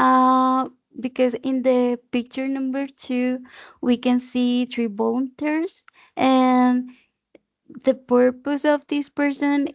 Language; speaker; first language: English; non-native, learner; Spanish